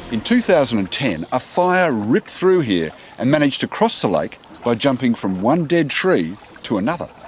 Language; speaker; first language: English; native; English